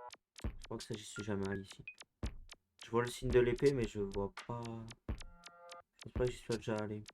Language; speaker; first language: French; native; French